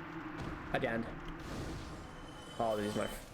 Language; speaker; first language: English; native; English